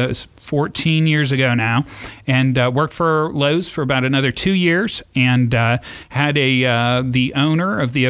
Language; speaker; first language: English; native; English